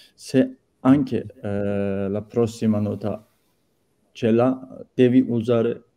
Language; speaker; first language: Italian; non-native, learner; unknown